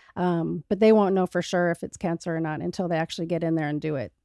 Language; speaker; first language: English; native; English